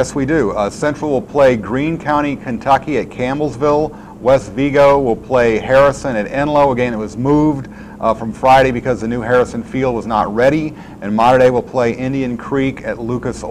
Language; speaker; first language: English; native; English